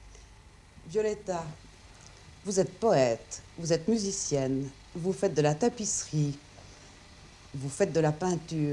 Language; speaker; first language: French; native; French